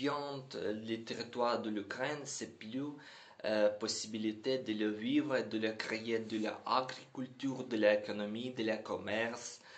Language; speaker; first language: French; non-native, learner; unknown